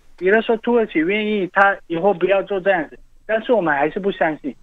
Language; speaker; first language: Chinese; non-native, fluent; Arabic